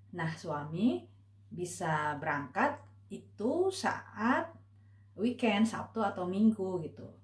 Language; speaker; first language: Indonesian; native; Indonesian